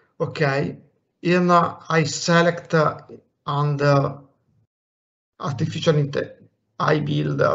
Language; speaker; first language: English; non-native, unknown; Italian